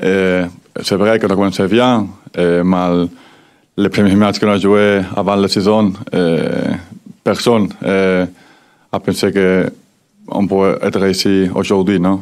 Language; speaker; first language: French; non-native, fluent; Spanish